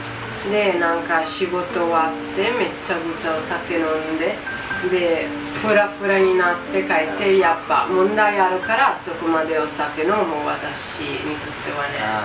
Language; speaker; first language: Japanese; non-native, learner; Italian